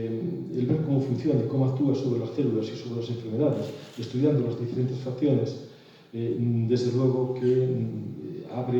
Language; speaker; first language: Spanish; native; Spanish